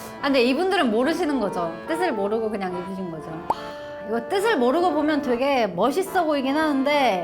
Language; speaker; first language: Korean; non-native, fluent; Kazakh